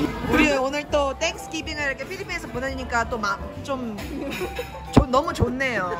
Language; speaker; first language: Korean; early bilingual, heritage; Korean